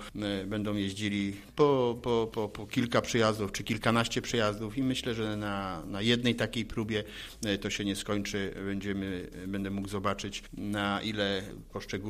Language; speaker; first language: Polish; native; Polish